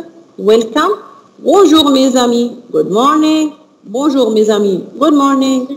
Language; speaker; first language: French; non-native, fluent; Arabic